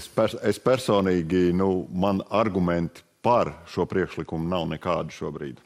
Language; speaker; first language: Latvian; native; Latvian